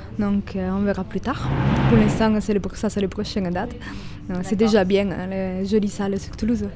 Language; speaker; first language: French; non-native, fluent; Italian